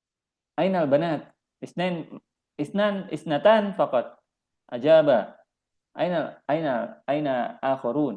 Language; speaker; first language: Arabic; non-native, fluent; Indonesian